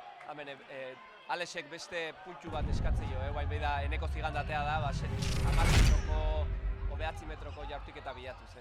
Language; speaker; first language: Basque; native; Basque